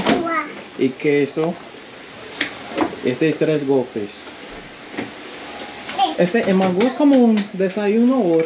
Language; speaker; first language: Spanish; non-native, learner; English